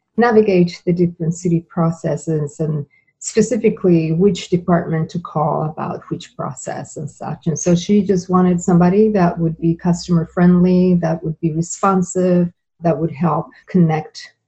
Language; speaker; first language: English; non-native, fluent; Spanish